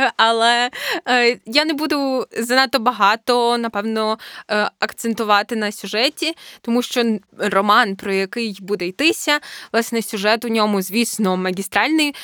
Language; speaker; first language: Ukrainian; native; Ukrainian